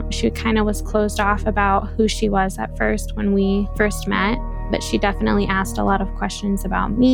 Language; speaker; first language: English; native; English